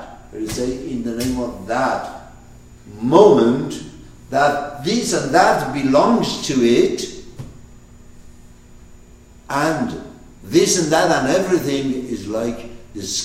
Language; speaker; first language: English; non-native, fluent; Persian